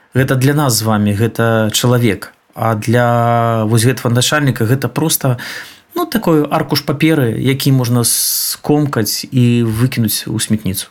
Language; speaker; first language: Belarusian; non-native, local second language; Russian